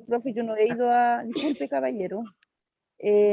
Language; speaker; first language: Spanish; native; Spanish